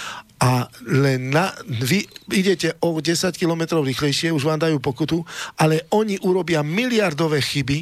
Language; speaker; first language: Slovak; native; Slovak